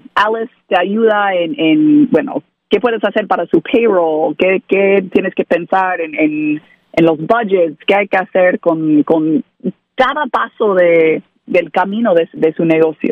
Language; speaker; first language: Spanish; non-native, learner; English